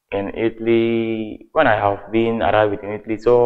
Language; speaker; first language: English; non-native, learner; Arabic